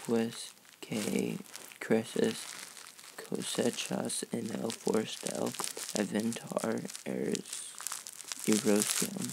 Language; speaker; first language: Spanish; non-native, learner; English